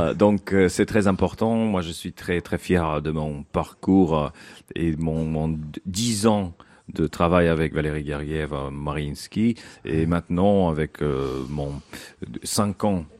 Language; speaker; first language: French; non-native, fluent; Russian